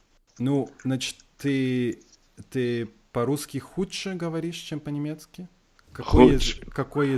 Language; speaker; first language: Russian; early bilingual, heritage; Russian